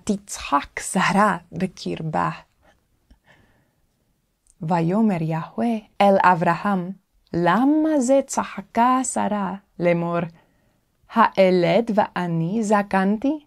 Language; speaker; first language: Hebrew; non-native, fluent; English